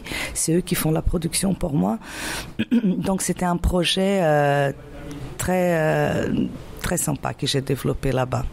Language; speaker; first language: French; non-native, fluent; Portuguese